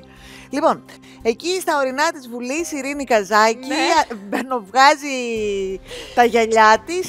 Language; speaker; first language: Greek; native; Greek